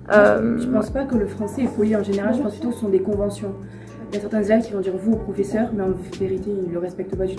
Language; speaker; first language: French; native; French